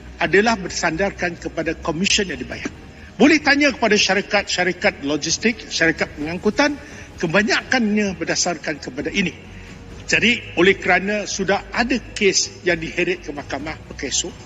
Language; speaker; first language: Malay; non-native, local second language; Chinese